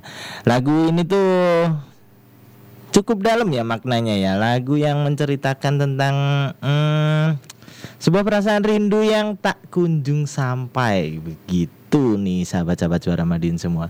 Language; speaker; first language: Indonesian; native; Indonesian